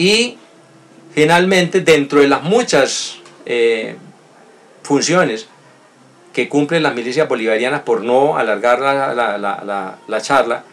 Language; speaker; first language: Spanish; native; Spanish